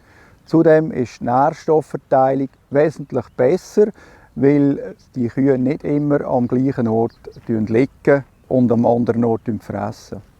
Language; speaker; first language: German; native; German